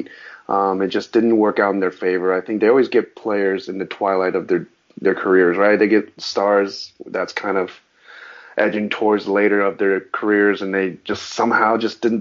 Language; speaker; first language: English; early bilingual, other home language; Chinese